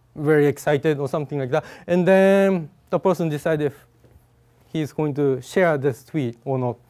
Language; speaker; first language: English; non-native, fluent; Japanese